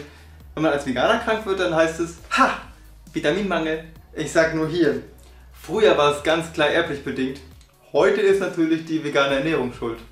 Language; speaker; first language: German; native; German